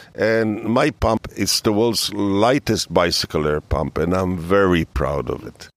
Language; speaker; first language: English; early bilingual, other home language; Hebrew